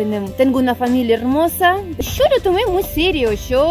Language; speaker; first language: Spanish; non-native, fluent; Russian